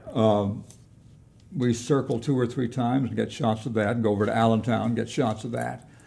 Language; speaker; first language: English; native; English